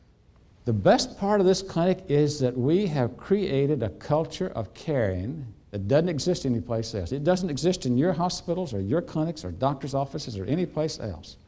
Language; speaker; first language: English; native; English